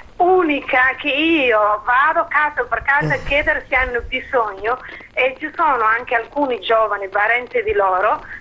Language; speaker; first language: Italian; non-native, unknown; Somali